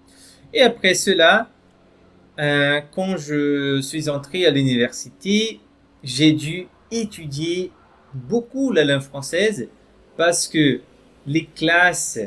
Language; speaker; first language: French; non-native, fluent; Portuguese